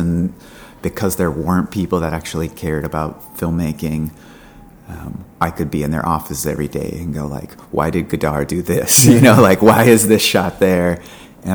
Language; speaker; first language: English; native; English